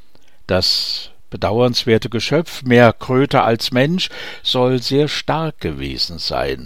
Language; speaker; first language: German; native; German